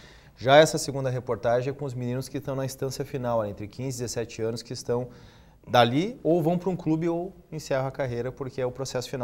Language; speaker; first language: Portuguese; native; Portuguese